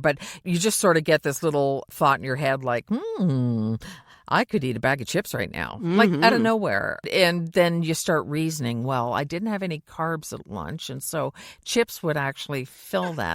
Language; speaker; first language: English; native; English